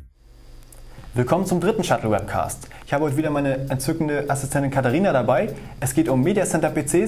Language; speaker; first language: German; native; German